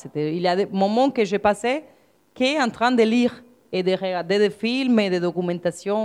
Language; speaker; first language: French; non-native, fluent; Spanish